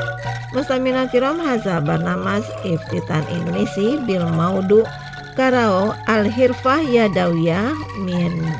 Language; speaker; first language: Arabic; non-native, fluent; Indonesian